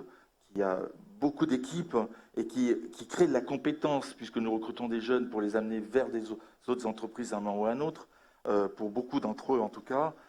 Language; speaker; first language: French; native; French